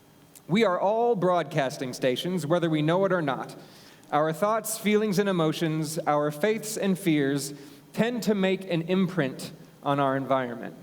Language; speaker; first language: English; native; English